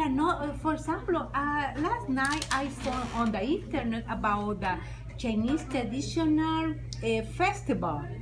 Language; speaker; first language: English; non-native, learner; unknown